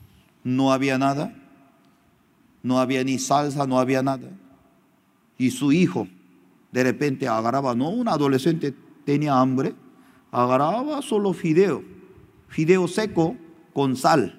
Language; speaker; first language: Spanish; non-native, fluent; Korean